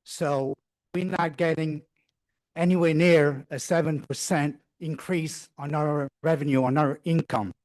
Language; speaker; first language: English; non-native, fluent; Portuguese